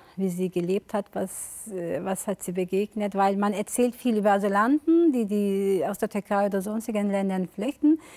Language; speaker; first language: German; early bilingual, other home language; Turkish